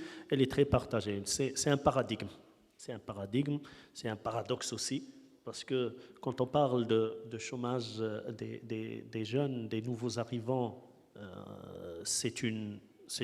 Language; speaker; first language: French; non-native, local second language; Arabic